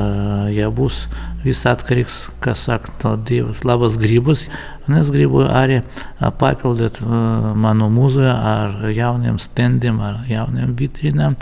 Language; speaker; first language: Latvian; non-native, local second language; Russian